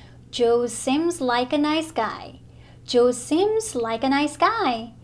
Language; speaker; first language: English; non-native, fluent; Korean